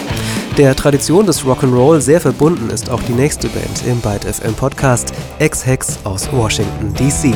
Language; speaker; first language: German; native; German